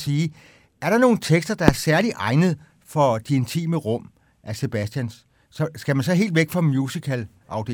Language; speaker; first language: Danish; native; Danish